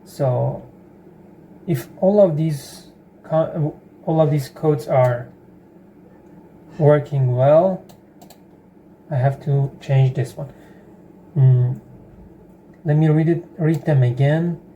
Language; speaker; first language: English; non-native, fluent; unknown